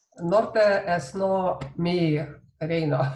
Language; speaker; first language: Spanish; non-native, learner; English